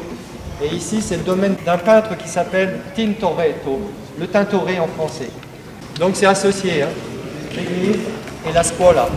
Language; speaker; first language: French; native; French